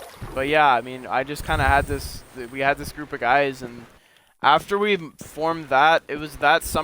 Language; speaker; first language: English; native; English